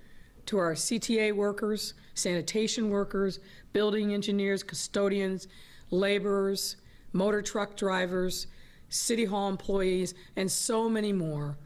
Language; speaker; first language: English; native; English